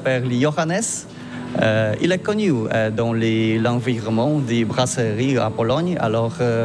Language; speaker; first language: French; non-native, learner; Polish